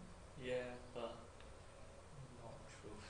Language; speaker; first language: English; non-native, learner; Chinese